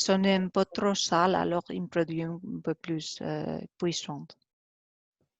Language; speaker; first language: French; non-native, learner; Spanish